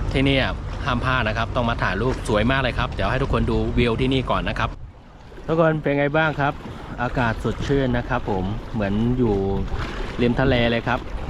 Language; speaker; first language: Thai; non-native, fluent; Chinese